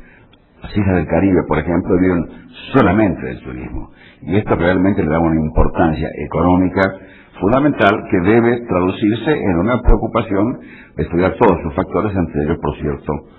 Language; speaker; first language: Spanish; native; Spanish